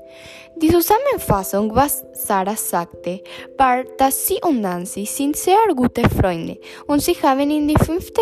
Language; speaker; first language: German; non-native, learner; English